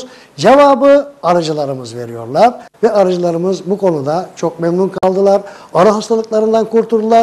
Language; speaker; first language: Turkish; native; Turkish